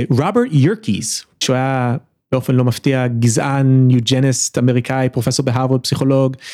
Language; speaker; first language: Hebrew; early bilingual, other home language; English